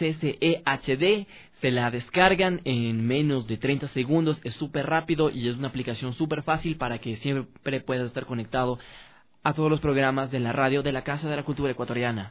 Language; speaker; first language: Spanish; native; Spanish